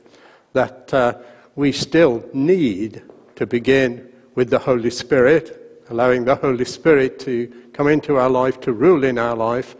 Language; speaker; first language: English; native; English